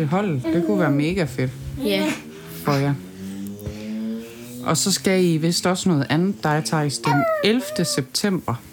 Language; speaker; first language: Danish; native; Danish